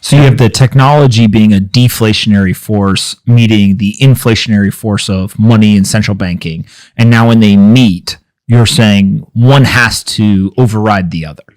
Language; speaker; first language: English; native; English